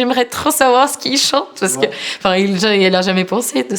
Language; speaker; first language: French; non-native, fluent; Ukrainian